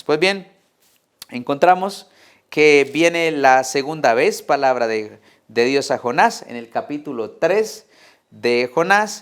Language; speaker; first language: Spanish; native; Spanish